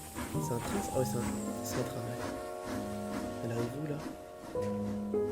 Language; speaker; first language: French; native; French